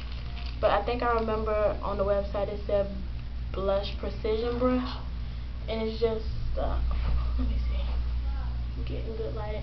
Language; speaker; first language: English; native; English